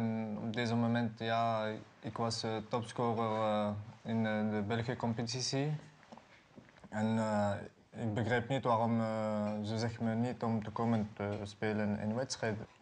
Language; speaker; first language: Dutch; non-native, learner; Aramaic